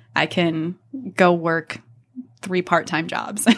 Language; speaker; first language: English; native; English